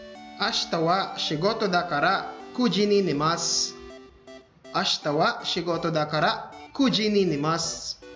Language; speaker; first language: Japanese; non-native, fluent; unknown